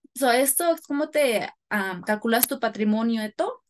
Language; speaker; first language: Spanish; early bilingual, heritage; Spanish